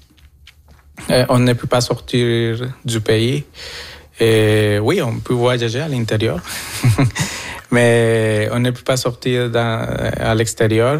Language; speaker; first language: French; non-native, fluent; Spanish